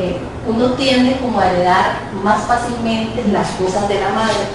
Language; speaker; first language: Spanish; native; Spanish